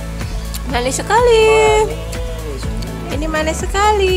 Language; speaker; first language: Indonesian; non-native, local second language; Javanese